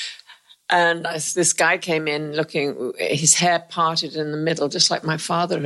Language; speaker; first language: English; native; English